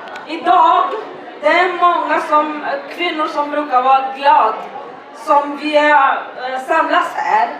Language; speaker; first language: Swedish; non-native, learner; Swahili